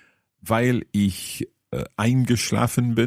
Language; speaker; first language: German; non-native, learner; English